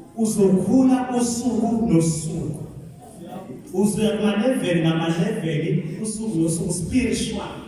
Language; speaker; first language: Zulu; non-native, local second language; Xhosa